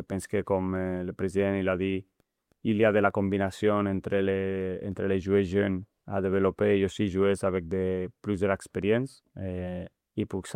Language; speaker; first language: French; non-native, fluent; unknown